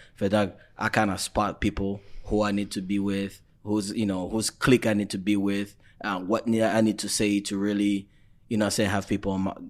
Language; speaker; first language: French; non-native, fluent; English